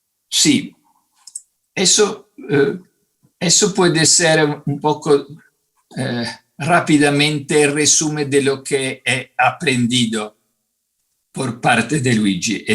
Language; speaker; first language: Spanish; non-native, fluent; Italian